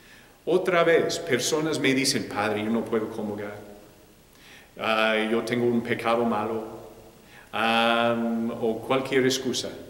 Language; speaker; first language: Spanish; non-native, fluent; English